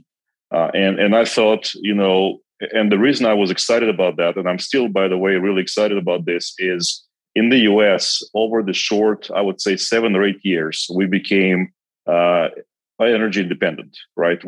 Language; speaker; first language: English; non-native, fluent; Kazakh